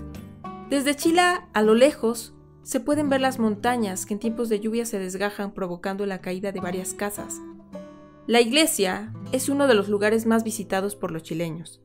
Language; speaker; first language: Spanish; native; Spanish